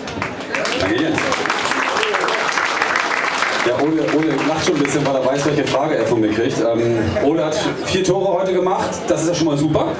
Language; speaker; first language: German; native; German